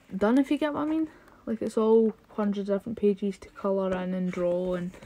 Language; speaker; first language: English; native; English